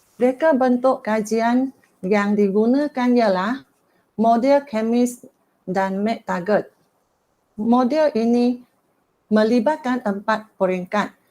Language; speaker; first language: Malay; non-native, local second language; Chinese